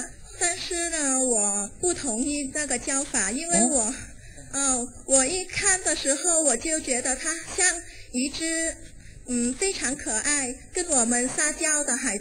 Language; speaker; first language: Chinese; non-native, fluent; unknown